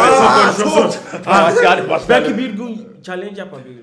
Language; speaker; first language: Turkish; non-native, learner; English